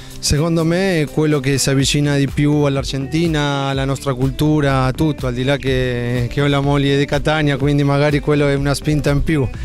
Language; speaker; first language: Italian; non-native, fluent; Spanish